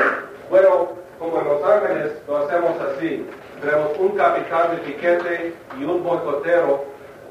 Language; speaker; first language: Spanish; non-native, fluent; English